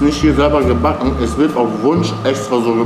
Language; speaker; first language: German; native; German